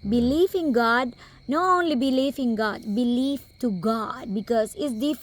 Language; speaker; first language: English; non-native, local second language; Spanish